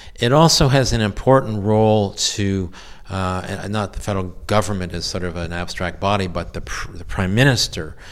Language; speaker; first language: English; native; English